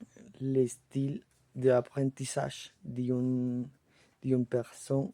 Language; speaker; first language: French; non-native, learner; Spanish